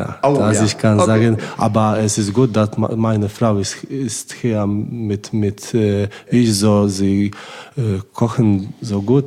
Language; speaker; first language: German; non-native, learner; Polish